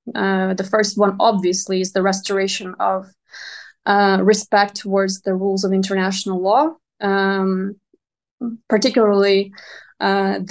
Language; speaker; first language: English; non-native, fluent; Ukrainian